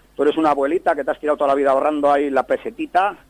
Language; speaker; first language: Spanish; native; Spanish